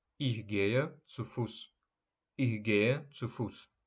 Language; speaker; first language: German; non-native, fluent; Ukrainian